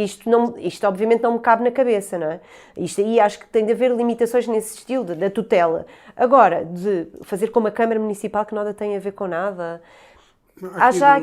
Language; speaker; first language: Portuguese; native; Portuguese